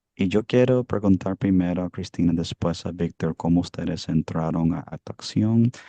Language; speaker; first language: Spanish; early bilingual, heritage; Spanish